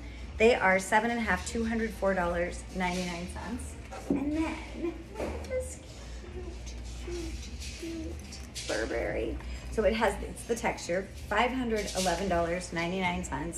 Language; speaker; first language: English; native; English